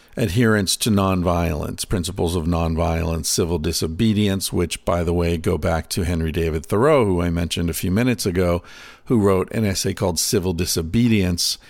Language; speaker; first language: English; native; English